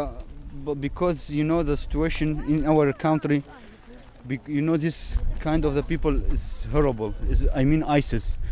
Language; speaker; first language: English; non-native, learner; Arabic